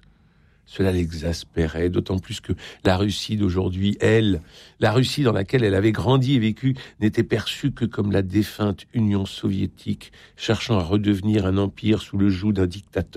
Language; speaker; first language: French; native; French